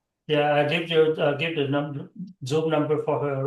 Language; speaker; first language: English; non-native, learner; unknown